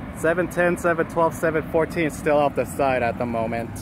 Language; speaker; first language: English; native; English